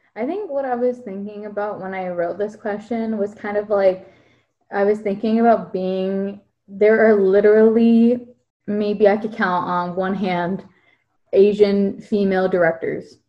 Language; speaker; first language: English; early bilingual, other home language; Chinese